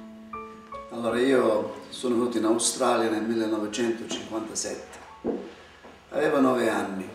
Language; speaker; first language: Italian; early bilingual, heritage; Italian